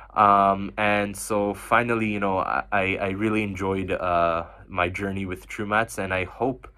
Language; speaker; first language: English; non-native, local second language; Bangla